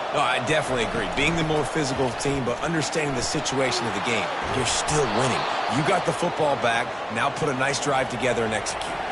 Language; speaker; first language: English; native; English